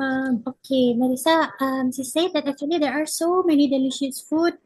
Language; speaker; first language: English; non-native, learner; Indonesian